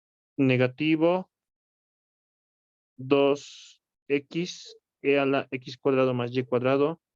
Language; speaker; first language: Spanish; native; Spanish